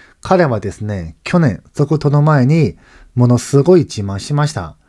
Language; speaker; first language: Japanese; non-native, fluent; Chinese